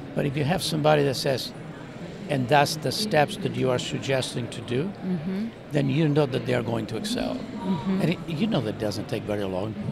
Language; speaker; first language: English; non-native, fluent; Spanish